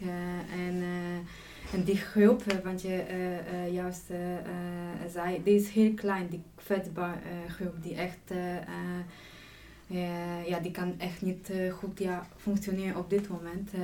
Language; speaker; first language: Dutch; non-native, fluent; Polish